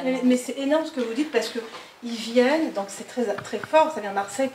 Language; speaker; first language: French; native; French